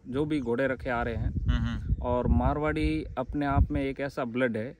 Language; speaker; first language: Hindi; native; Hindi